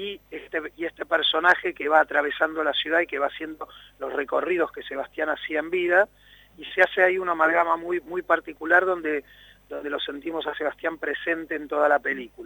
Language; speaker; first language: Spanish; native; Spanish